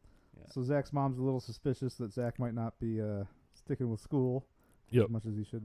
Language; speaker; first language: English; native; English